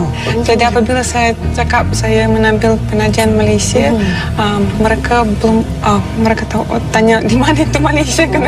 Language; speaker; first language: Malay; non-native, fluent; Russian